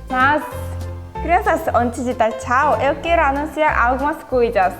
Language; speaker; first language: Portuguese; non-native, fluent; Korean